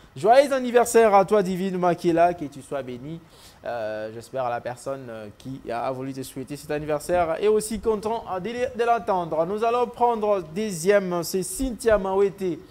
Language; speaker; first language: French; native; French